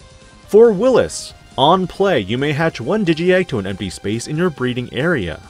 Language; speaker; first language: English; native; English